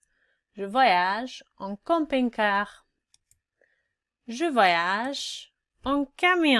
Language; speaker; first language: French; non-native, fluent; English